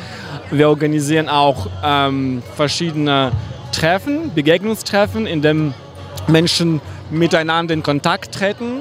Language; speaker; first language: German; non-native, fluent; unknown